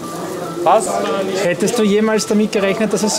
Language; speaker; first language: German; native; German